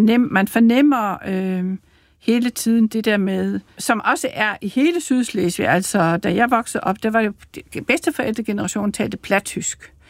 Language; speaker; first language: Danish; early bilingual, heritage; Danish